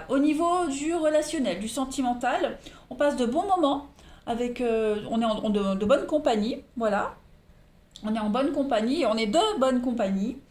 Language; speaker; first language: French; native; French